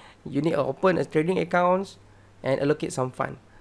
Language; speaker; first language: English; non-native, local second language; Malay